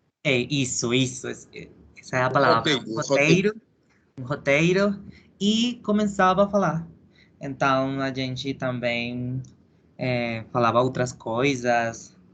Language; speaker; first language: Portuguese; non-native, learner; Spanish